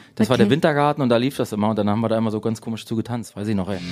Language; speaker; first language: German; native; German